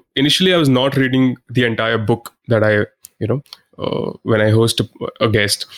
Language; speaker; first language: English; non-native, local second language; Hindi